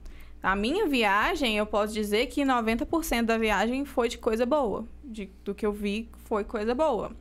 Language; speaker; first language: Portuguese; native; Portuguese